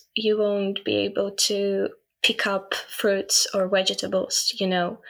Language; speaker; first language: English; non-native, fluent; Ukrainian